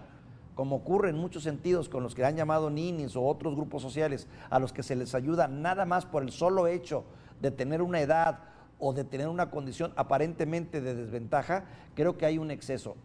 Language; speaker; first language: Spanish; native; Spanish